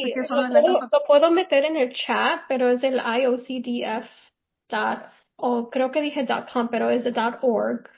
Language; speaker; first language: Spanish; early bilingual, heritage; Spanish